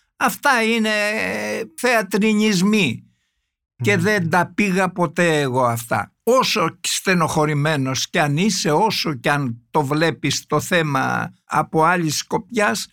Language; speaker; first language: Greek; native; Greek